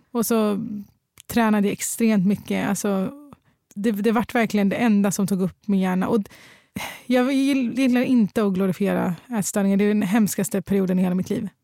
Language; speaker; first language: Swedish; early bilingual, other home language; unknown